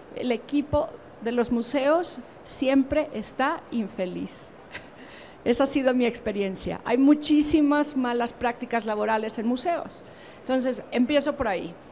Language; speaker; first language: Spanish; native; Spanish